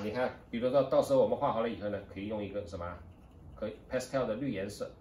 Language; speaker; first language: Chinese; native; Chinese